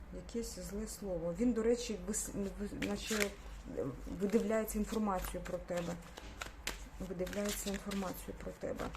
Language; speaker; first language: Ukrainian; non-native, local second language; Russian